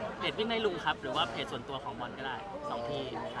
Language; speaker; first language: Thai; native; Thai